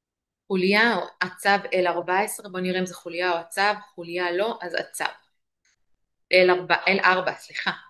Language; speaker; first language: Hebrew; native; Hebrew